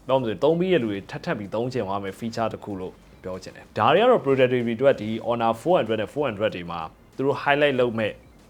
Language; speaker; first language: Burmese; native; Burmese